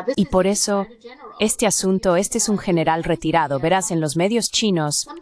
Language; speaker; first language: Spanish; non-native, fluent; Chinese